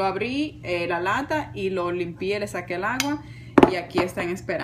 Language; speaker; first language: Spanish; native; Spanish